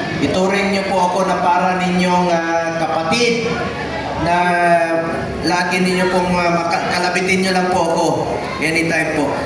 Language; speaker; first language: Filipino; non-native, local second language; Cebuano